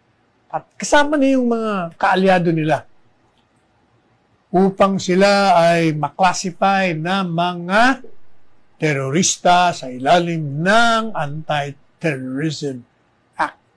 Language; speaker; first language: Filipino; native; Filipino